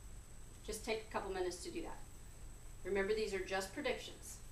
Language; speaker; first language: English; native; English